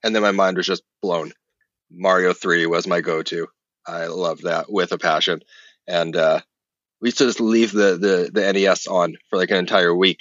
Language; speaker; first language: English; native; English